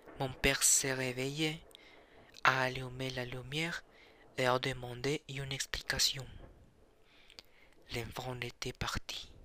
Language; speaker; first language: French; non-native, learner; Spanish